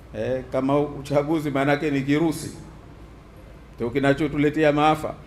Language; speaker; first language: Swahili; native; Swahili